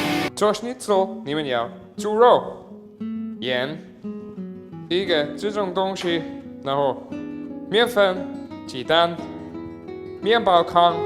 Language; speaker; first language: Chinese; non-native, learner; German